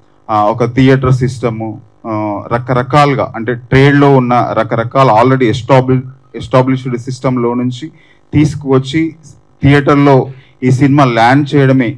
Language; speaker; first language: Telugu; native; Telugu